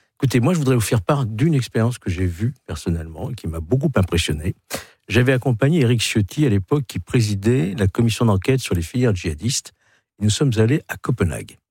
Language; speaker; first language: French; native; French